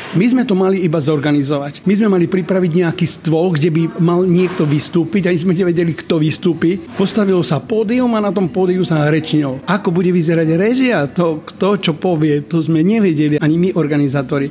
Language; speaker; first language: Slovak; native; Slovak